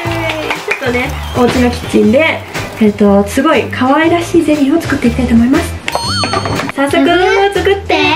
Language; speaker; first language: Japanese; native; Japanese